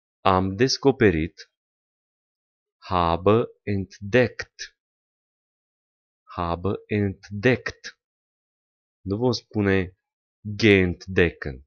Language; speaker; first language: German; non-native, fluent; Romanian